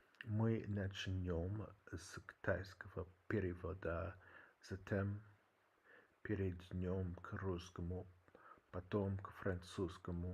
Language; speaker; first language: Russian; non-native, learner; English